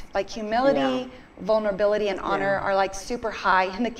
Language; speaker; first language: English; native; English